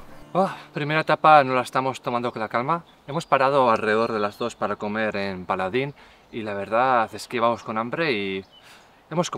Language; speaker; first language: Spanish; native; Spanish